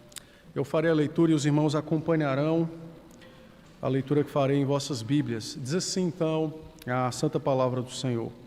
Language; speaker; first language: Portuguese; native; Portuguese